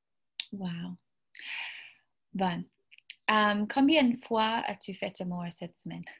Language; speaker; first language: French; non-native, learner; English